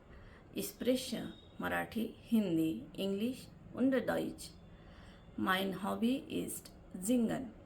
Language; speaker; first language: German; non-native, learner; Marathi